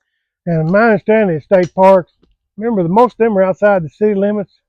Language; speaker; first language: English; native; English